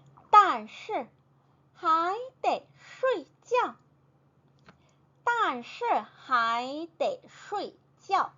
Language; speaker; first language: Chinese; non-native, fluent; Korean